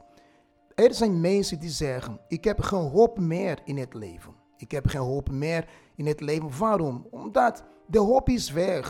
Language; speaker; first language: Dutch; non-native, fluent; Portuguese